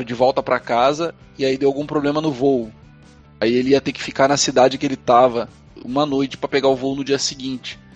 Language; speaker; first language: Portuguese; native; Portuguese